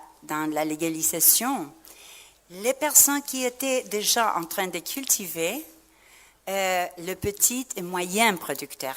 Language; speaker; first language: French; non-native, fluent; Spanish